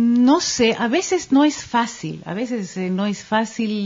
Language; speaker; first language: Spanish; non-native, fluent; Hebrew